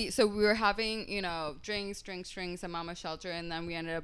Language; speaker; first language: English; early bilingual, other home language; Spanish